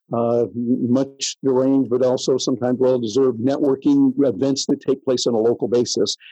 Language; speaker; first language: English; native; English